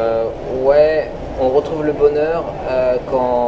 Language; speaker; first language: French; native; French